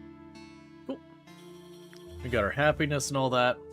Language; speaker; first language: English; native; English